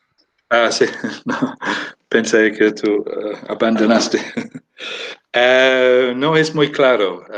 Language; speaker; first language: Spanish; non-native, learner; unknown